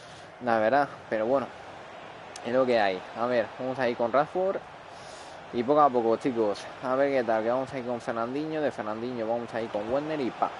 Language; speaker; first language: Spanish; native; Spanish